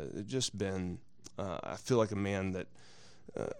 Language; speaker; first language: English; native; English